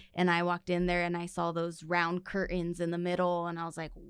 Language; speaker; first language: English; native; English